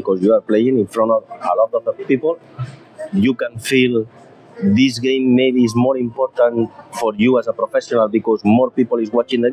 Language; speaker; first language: English; non-native, fluent; Spanish